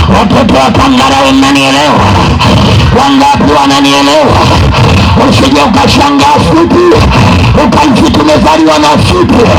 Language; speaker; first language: Swahili; native; Swahili